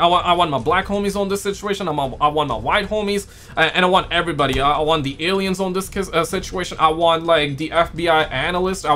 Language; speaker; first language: English; native; English